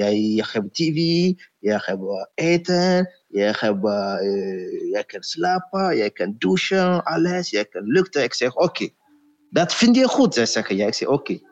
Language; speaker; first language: Dutch; non-native, fluent; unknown